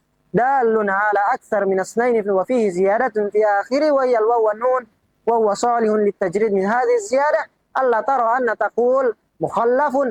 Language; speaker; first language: Arabic; non-native, fluent; Indonesian